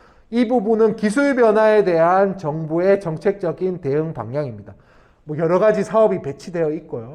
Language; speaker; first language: Korean; native; Korean